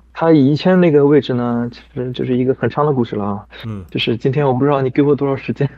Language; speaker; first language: Chinese; non-native, local second language; Kazakh